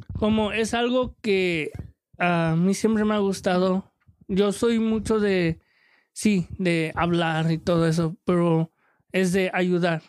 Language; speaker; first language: Spanish; early bilingual, heritage; Spanish